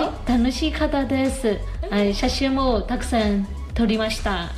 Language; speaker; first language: Japanese; non-native, learner; Burmese